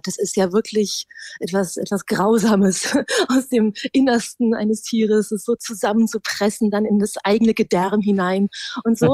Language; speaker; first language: German; native; German